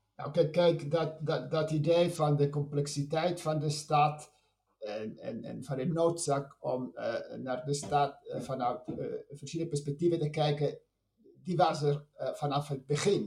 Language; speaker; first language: Dutch; non-native, fluent; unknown